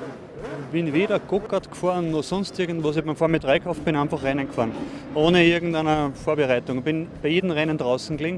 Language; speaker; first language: German; native; German